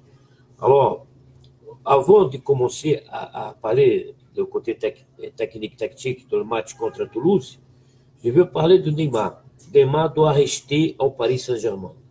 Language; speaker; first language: French; non-native, fluent; Portuguese